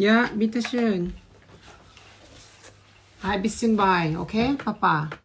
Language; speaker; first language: German; non-native, learner; Thai